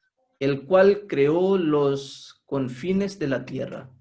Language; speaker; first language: Spanish; non-native, fluent; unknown